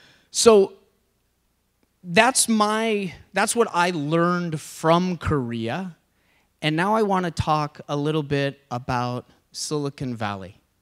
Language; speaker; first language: English; native; English